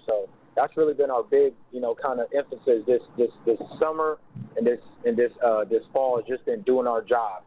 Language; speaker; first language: English; early bilingual, other home language; Lingala